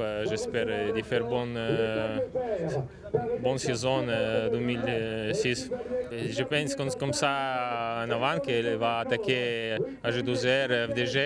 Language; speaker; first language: French; non-native, learner; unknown